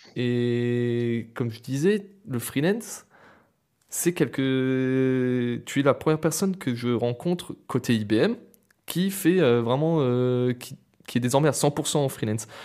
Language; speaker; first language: French; native; French